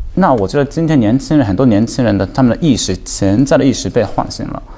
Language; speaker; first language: Chinese; non-native, fluent; Japanese